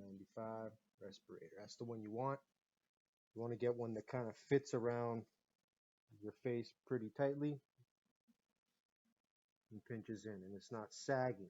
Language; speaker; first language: English; native; English